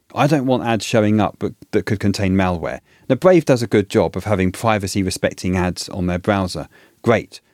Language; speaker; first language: English; native; English